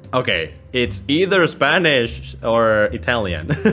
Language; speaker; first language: English; non-native, fluent; Indonesian